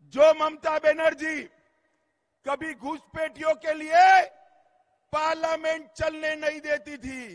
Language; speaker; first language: Hindi; non-native, local second language; Gujarati